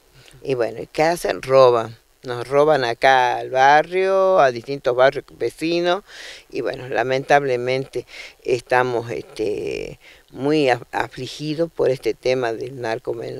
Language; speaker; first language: Spanish; native; Spanish